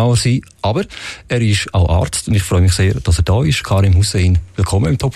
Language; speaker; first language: German; native; German